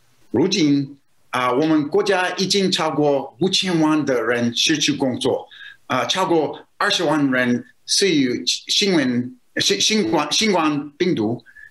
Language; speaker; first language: Chinese; non-native, fluent; English